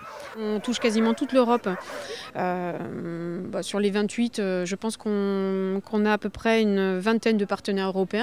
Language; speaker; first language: French; native; French